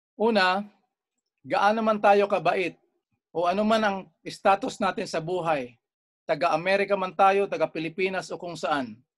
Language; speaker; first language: Filipino; non-native, local second language; Bikol